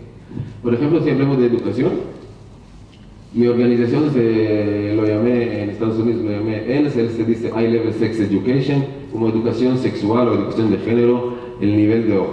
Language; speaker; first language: Spanish; non-native, learner; Hebrew